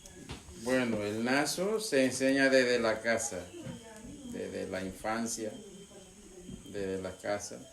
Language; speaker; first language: Spanish; non-native, local second language; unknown